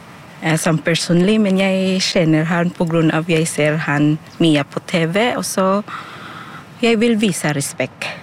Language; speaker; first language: Norwegian; non-native, fluent; Filipino